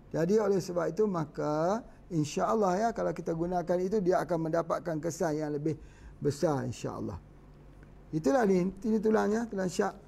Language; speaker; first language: Malay; native; Malay